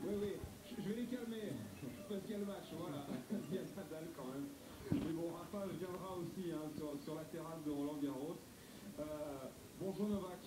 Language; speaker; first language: French; native; French